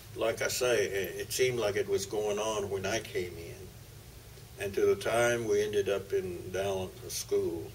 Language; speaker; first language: English; early bilingual, other home language; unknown